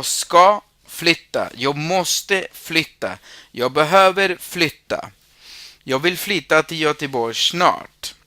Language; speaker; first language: Swedish; non-native, fluent; Spanish